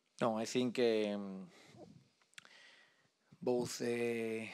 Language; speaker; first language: English; non-native, learner; Spanish